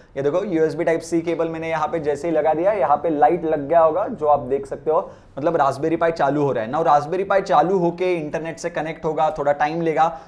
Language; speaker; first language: Hindi; non-native, local second language; Marathi